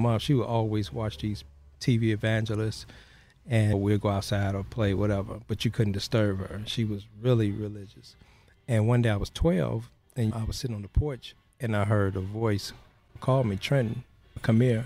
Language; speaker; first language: English; native; English